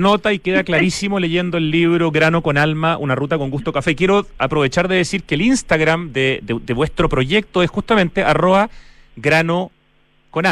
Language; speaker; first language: Spanish; native; Spanish